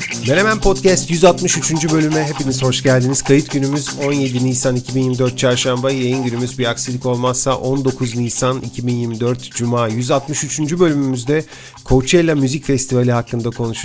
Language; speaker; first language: Turkish; native; Turkish